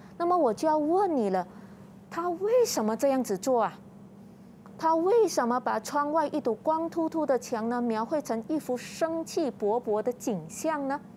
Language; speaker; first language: Chinese; native; Chinese